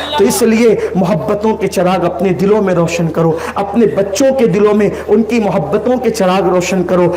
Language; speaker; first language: Urdu; native; Urdu